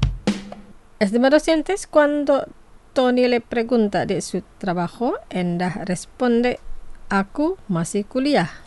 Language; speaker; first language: Spanish; non-native, fluent; Indonesian